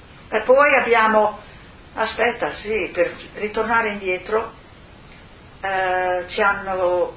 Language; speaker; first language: Italian; early bilingual, other home language; English